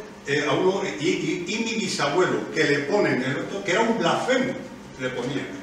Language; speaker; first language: Spanish; native; Spanish